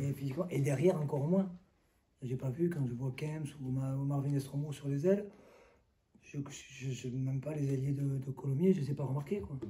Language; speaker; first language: French; native; French